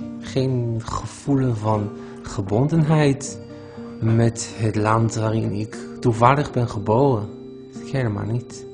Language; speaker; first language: Dutch; non-native, fluent; Hebrew